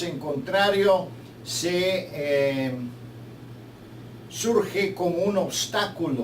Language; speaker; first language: Spanish; non-native, fluent; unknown